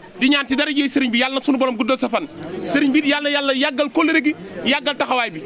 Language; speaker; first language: Wolof; native; Wolof